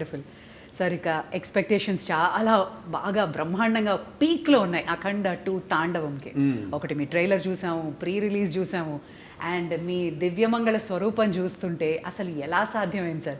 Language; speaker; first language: Telugu; native; Telugu